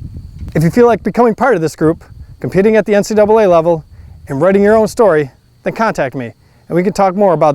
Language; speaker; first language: English; native; English